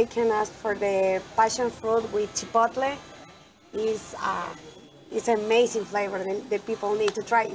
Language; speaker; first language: English; non-native, learner; Spanish